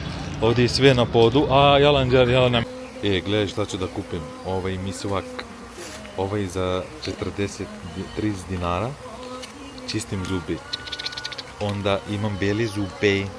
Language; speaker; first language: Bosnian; early bilingual, heritage; Bosnian